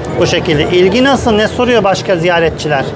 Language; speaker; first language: Turkish; native; Turkish